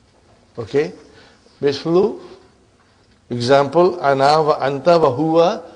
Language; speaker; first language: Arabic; non-native, fluent; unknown